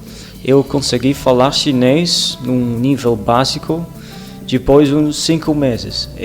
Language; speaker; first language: Portuguese; non-native, learner; Dutch